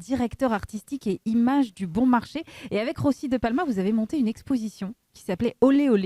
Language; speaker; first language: French; native; French